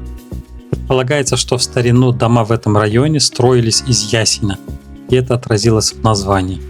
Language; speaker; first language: Russian; native; Russian